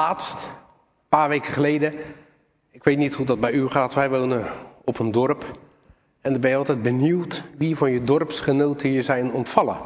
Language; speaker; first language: Dutch; native; Dutch